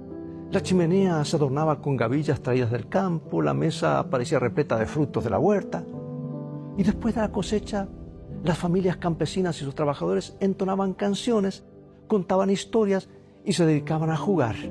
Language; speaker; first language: Spanish; native; Spanish